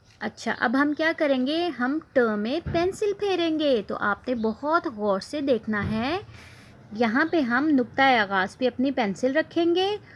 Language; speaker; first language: Urdu; native; Urdu